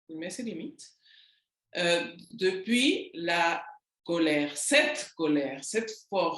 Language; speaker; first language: French; non-native, learner; Spanish